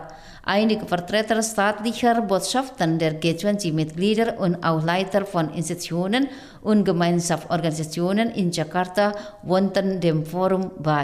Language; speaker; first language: German; non-native, learner; Indonesian